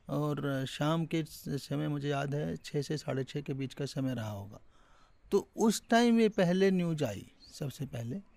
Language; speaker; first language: Hindi; native; Hindi